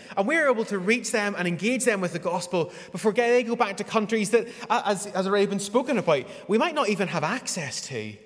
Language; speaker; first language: English; native; English